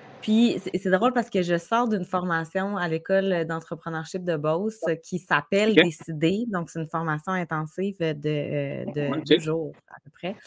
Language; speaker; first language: French; native; French